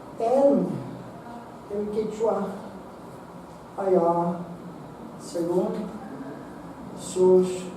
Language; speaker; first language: Spanish; non-native, fluent; Swedish